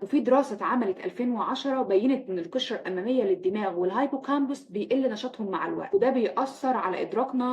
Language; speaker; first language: Arabic; native; Arabic